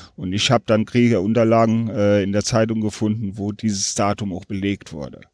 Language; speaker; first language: German; native; German